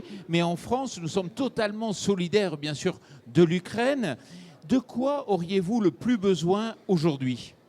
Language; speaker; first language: French; native; French